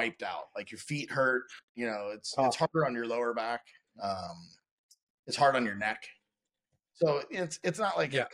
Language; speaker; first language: English; native; English